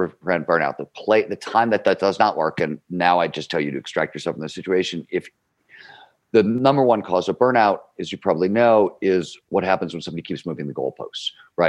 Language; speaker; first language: English; native; English